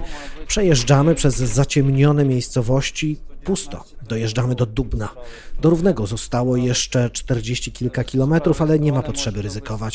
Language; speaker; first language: Polish; native; Polish